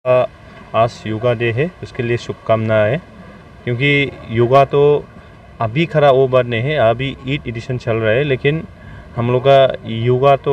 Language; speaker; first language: Hindi; non-native, local second language; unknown